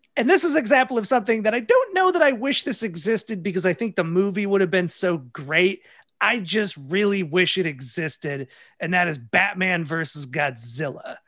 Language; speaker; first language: English; native; English